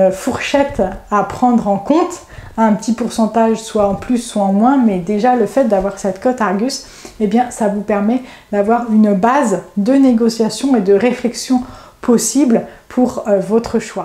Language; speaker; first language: French; native; French